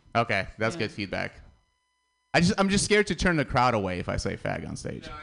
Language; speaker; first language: English; early bilingual, other home language; Russian